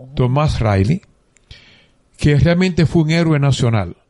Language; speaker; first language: Spanish; native; Spanish